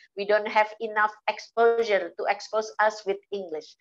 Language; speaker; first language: English; non-native, fluent; Indonesian